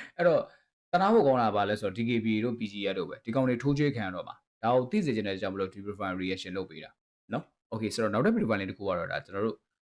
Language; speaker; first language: Burmese; native; Burmese